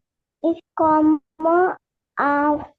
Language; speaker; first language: German; non-native, learner; Indonesian